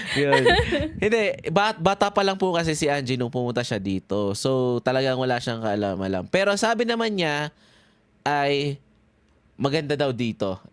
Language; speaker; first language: Filipino; native; Filipino